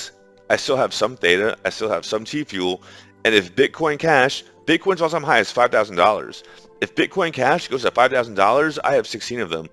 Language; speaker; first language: English; native; English